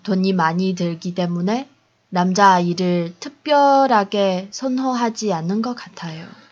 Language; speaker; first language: Korean; non-native, fluent; Chinese